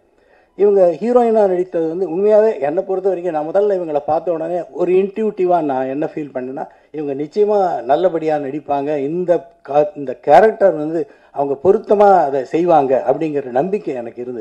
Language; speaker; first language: Tamil; native; Tamil